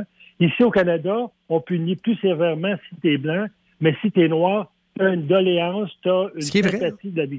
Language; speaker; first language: French; native; French